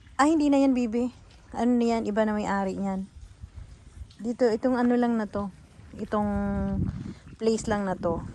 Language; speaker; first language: Filipino; native; Filipino